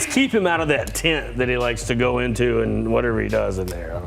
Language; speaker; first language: English; native; English